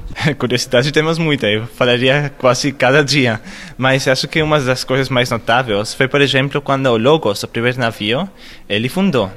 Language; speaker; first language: Portuguese; non-native, learner; German